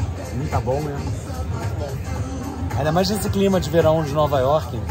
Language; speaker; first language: Portuguese; native; Portuguese